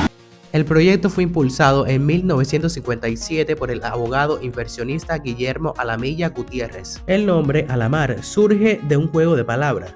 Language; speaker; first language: Spanish; native; Spanish